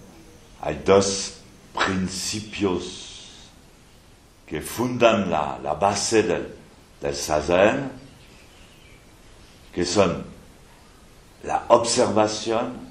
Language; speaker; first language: Spanish; non-native, fluent; French